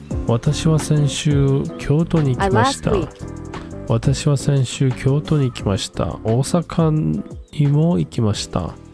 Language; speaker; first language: Japanese; non-native, learner; English